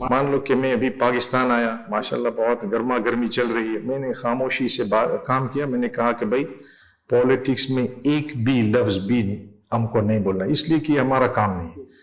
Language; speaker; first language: Urdu; non-native, fluent; English